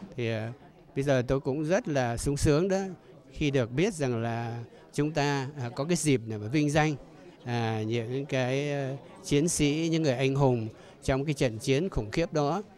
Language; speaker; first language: Vietnamese; native; Vietnamese